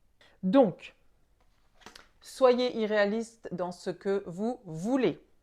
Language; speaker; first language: French; native; French